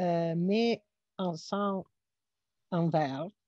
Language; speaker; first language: French; non-native, fluent; Italian